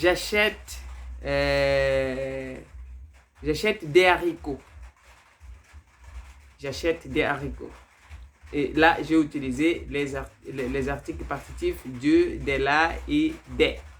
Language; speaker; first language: French; non-native, fluent; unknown